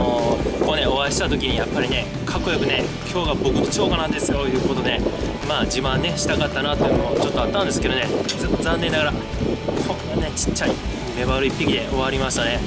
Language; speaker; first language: Japanese; native; Japanese